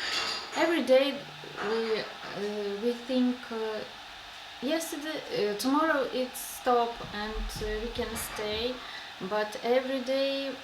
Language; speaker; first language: English; non-native, learner; Russian